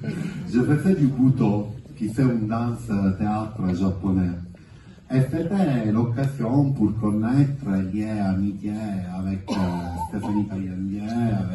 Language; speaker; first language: French; non-native, fluent; Italian